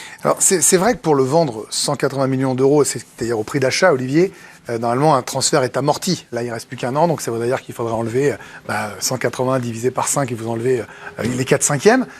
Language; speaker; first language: French; native; French